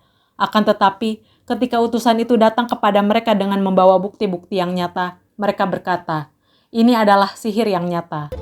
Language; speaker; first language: Indonesian; native; Indonesian